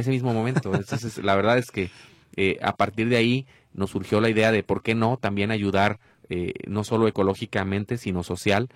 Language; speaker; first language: Spanish; native; Spanish